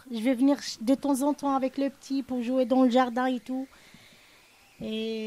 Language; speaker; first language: French; non-native, learner; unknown